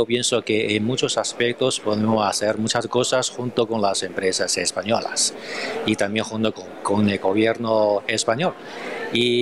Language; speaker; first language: Spanish; non-native, fluent; Chinese